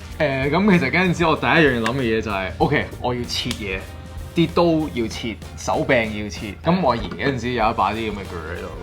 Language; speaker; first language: Cantonese; early bilingual, heritage; Cantonese